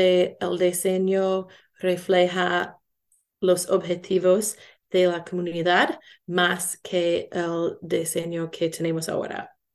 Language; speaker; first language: Spanish; non-native, learner; English